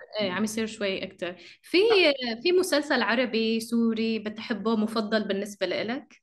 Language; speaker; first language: Arabic; native; Arabic